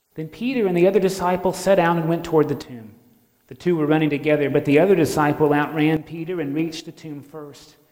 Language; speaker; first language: English; native; English